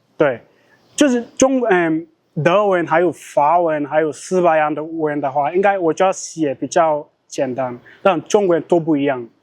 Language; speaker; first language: Chinese; non-native, fluent; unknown